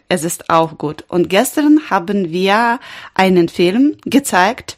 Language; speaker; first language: German; non-native, learner; Ukrainian